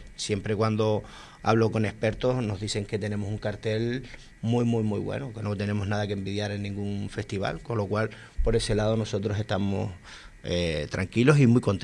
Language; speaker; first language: Spanish; native; Spanish